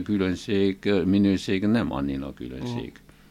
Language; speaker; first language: Hungarian; non-native, learner; Chinese